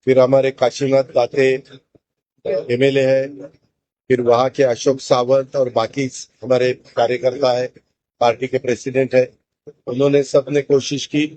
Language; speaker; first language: Hindi; non-native, local second language; Marathi